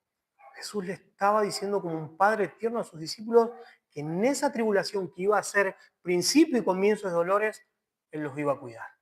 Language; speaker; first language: Spanish; native; Spanish